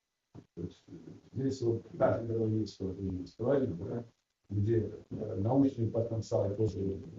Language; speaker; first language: Russian; non-native, local second language; Uzbek